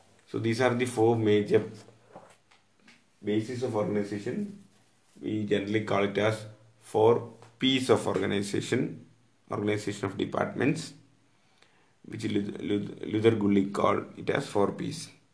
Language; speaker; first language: English; non-native, local second language; Malayalam